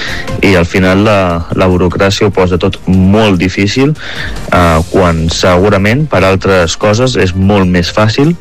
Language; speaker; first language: Catalan; native; Catalan